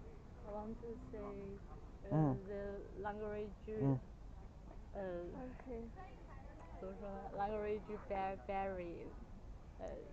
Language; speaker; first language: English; non-native, learner; Chinese